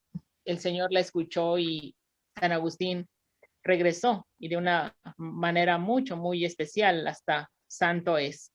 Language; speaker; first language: Spanish; native; Spanish